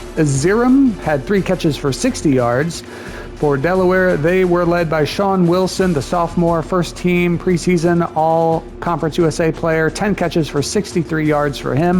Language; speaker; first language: English; native; English